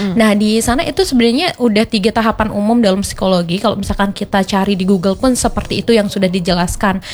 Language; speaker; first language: Indonesian; non-native, local second language; Sasak